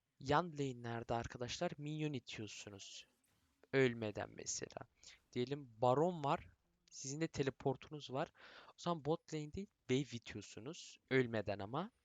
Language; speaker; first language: Turkish; early bilingual, heritage; Turkish